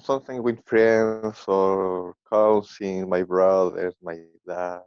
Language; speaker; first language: English; non-native, learner; Spanish